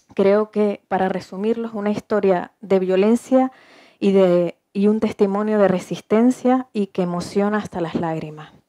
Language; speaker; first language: Spanish; native; Spanish